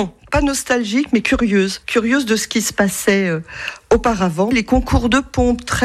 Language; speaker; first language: French; native; French